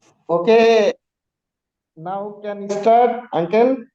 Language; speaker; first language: English; non-native, learner; Bangla